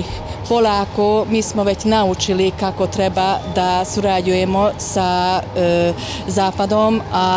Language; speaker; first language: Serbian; non-native, fluent; Hungarian